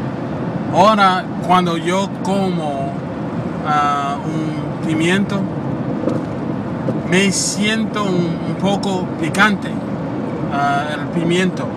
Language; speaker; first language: Spanish; non-native, learner; English